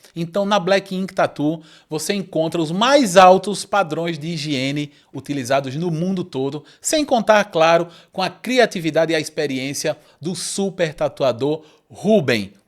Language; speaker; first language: Portuguese; native; Portuguese